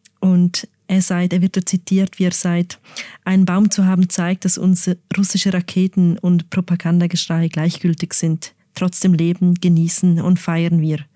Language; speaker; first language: German; native; German